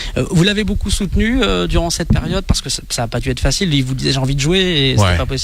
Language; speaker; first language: French; native; French